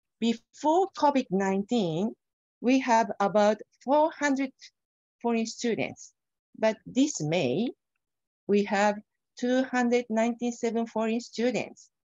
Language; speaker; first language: English; non-native, fluent; Japanese